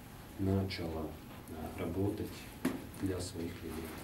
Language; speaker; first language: Russian; non-native, local second language; Latvian